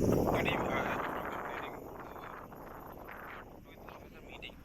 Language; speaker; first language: English; non-native, learner; Bangla